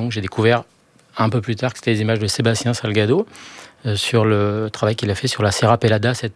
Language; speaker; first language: French; native; French